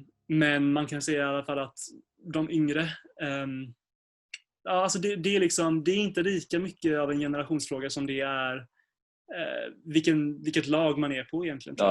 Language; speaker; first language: Swedish; native; Swedish